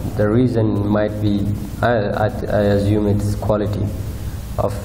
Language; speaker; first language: English; non-native, fluent; Persian